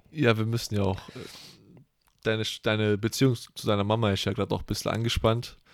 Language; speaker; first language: German; native; German